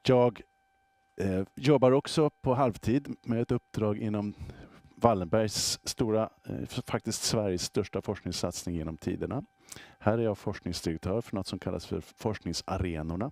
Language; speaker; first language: Swedish; native; Swedish